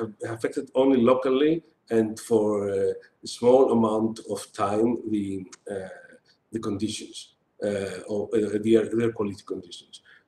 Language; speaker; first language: English; non-native, fluent; Greek